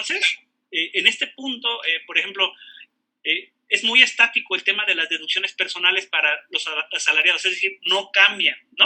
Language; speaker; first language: Spanish; native; Spanish